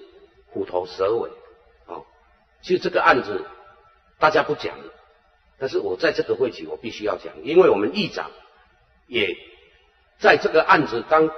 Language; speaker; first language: Chinese; native; Chinese